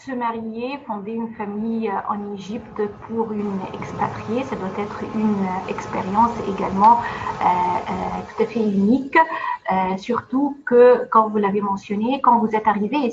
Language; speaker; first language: French; non-native, fluent; Arabic